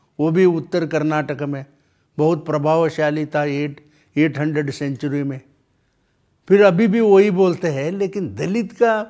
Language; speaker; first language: Hindi; non-native, local second language; Kannada